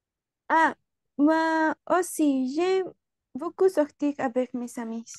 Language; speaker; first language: French; non-native, learner; Spanish